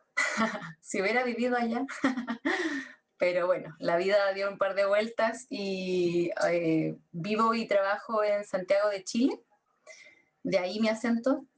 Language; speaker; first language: Spanish; native; Spanish